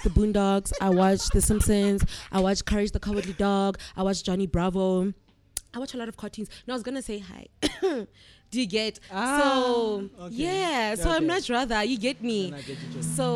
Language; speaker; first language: English; non-native, local second language; Tswana